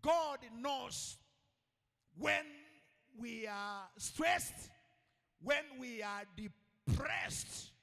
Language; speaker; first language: English; non-native, local second language; Swahili